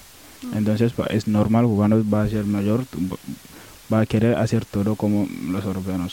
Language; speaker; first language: Spanish; non-native, learner; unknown